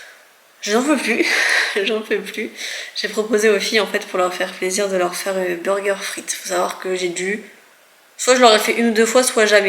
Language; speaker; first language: French; native; French